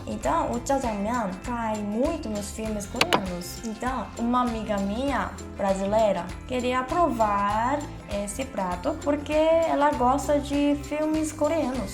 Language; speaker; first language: Portuguese; non-native, fluent; Korean